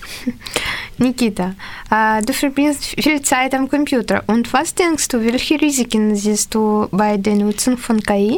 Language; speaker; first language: German; non-native, learner; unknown